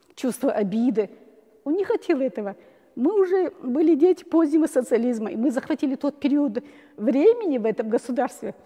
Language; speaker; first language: Russian; non-native, local second language; Chechen